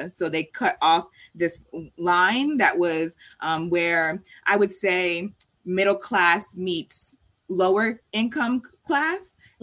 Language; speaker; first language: English; native; English